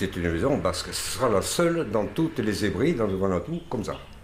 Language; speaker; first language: French; native; French